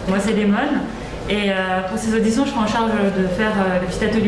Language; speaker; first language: French; native; French